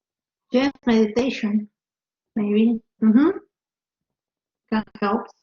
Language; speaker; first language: English; non-native, learner; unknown